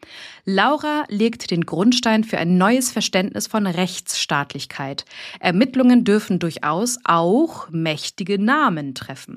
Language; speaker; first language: German; native; German